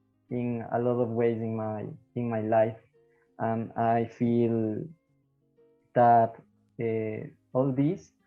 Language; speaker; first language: English; non-native, learner; Spanish